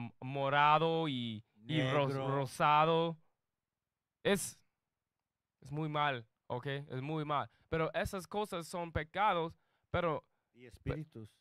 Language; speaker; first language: Spanish; non-native, learner; English